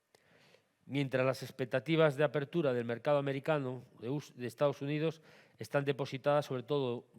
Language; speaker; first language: Spanish; native; Spanish